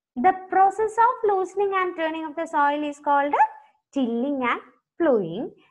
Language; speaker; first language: English; non-native, local second language; Malayalam